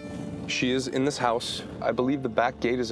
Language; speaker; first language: English; native; English